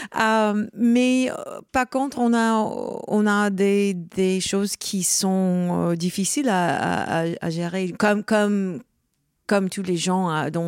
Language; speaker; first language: French; non-native, learner; English